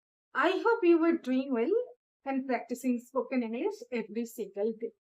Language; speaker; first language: English; non-native, learner; Bangla